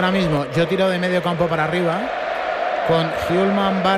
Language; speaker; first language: Spanish; native; Spanish